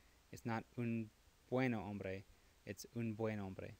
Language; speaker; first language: Spanish; non-native, fluent; English